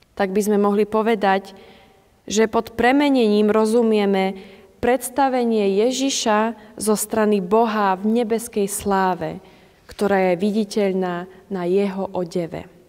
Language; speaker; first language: Slovak; native; Slovak